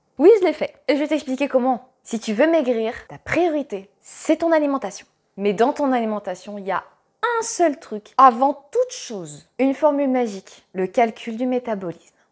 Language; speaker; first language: French; native; French